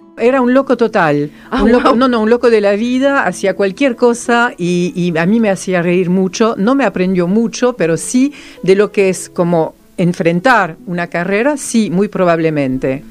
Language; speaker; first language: Spanish; non-native, fluent; Serbian